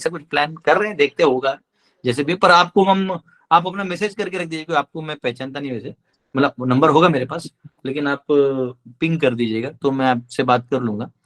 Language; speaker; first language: Hindi; non-native, local second language; Marathi